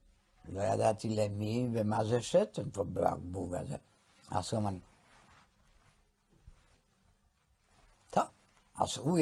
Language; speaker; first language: Hebrew; non-native, fluent; Polish